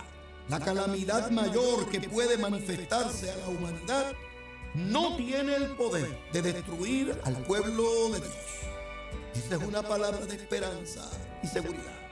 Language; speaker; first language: Spanish; native; Spanish